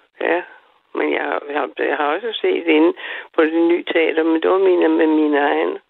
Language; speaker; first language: Danish; native; Danish